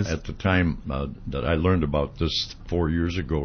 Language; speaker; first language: English; native; English